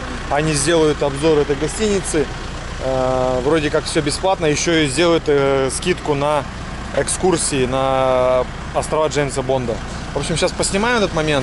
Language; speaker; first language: Russian; native; Russian